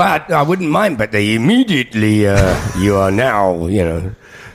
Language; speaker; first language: English; native; English